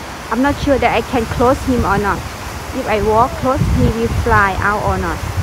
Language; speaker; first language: English; non-native, learner; Thai